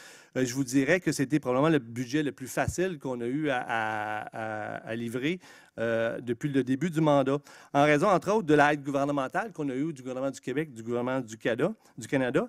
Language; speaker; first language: French; native; French